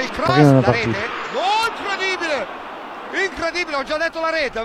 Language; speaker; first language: Italian; native; Italian